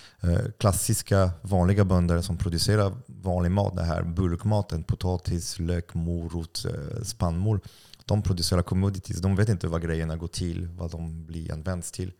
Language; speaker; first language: Swedish; non-native, fluent; French